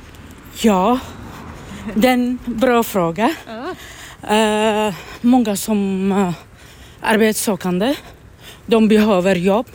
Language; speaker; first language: Swedish; non-native, learner; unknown